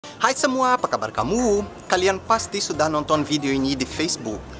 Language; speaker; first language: Indonesian; non-native, fluent; Portuguese